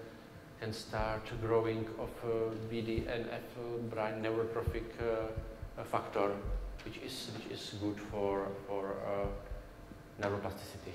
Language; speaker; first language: English; non-native, learner; Czech